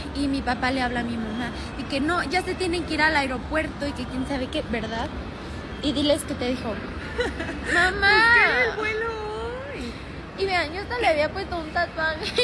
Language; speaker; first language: Spanish; native; Spanish